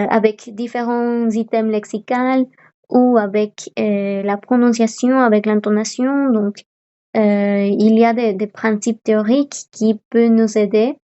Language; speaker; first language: French; non-native, fluent; Spanish